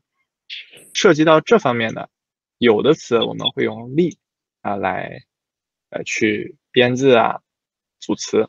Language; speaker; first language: Chinese; native; Chinese